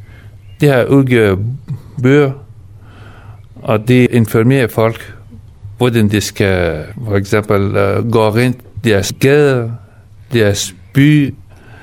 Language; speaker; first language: Danish; non-native, fluent; Persian